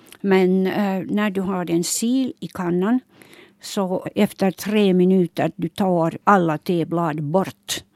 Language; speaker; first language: Swedish; non-native, local second language; Finnish